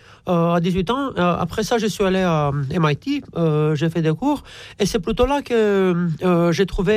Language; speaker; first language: French; non-native, fluent; Romanian